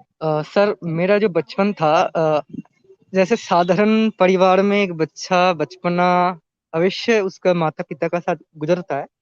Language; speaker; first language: Hindi; native; Hindi